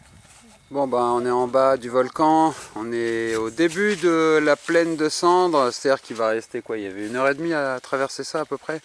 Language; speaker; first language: French; native; French